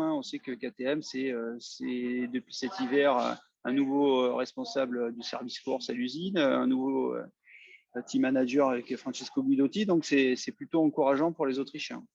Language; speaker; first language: French; native; French